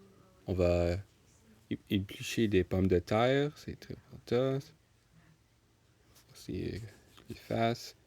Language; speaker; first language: French; non-native, local second language; English